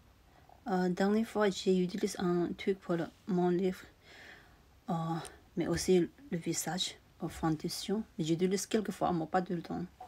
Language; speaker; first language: French; non-native, learner; Tibetan